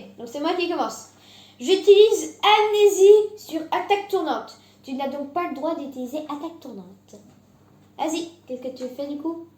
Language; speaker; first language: French; native; French